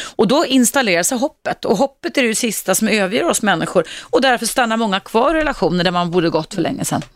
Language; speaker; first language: Swedish; native; Swedish